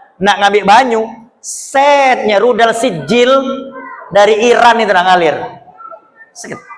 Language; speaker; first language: Malay; native; Malay